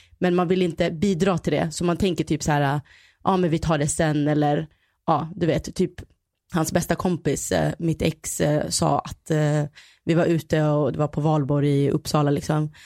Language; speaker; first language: Swedish; early bilingual, other home language; Somali